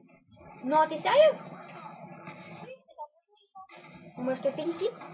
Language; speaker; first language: French; native; French